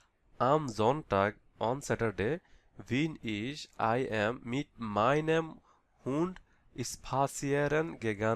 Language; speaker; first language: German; non-native, fluent; Bangla